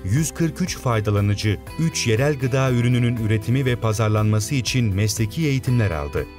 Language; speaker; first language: Turkish; native; Turkish